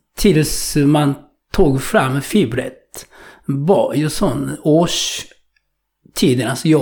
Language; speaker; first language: Swedish; non-native, fluent; Japanese